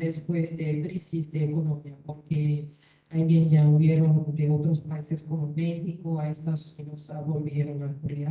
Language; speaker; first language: Spanish; non-native, learner; Korean